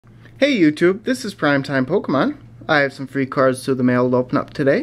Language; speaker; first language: English; native; English